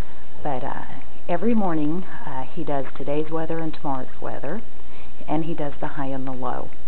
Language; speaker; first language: English; native; English